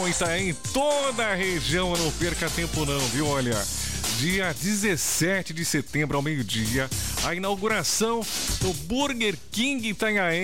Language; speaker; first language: Portuguese; native; Portuguese